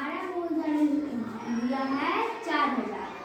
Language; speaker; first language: Hindi; native; Hindi